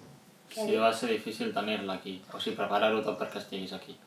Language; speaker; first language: Catalan; native; Catalan